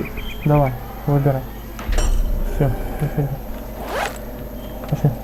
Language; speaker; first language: Russian; native; Russian